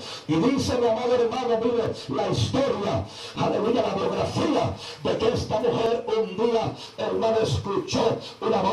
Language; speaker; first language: Spanish; native; Spanish